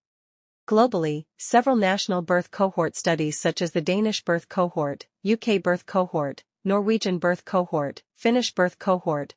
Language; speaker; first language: English; non-native, fluent; Chinese